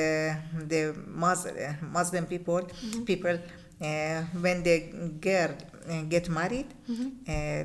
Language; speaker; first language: English; non-native, learner; Persian